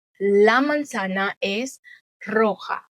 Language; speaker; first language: Spanish; non-native, fluent; Haitian Creole